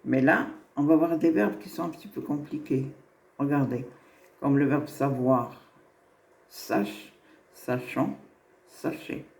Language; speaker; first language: French; non-native, local second language; Arabic